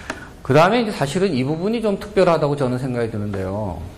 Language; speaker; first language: Korean; native; Korean